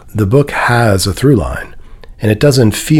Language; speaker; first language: English; native; English